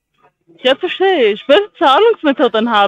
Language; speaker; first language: German; non-native, learner; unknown